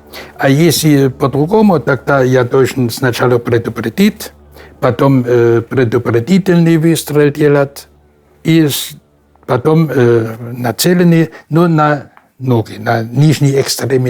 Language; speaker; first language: Russian; non-native, fluent; German